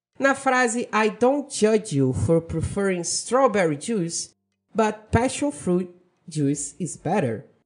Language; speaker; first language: English; non-native, fluent; Portuguese